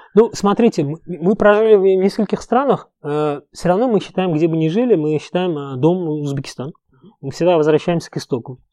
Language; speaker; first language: Russian; non-native, local second language; Uzbek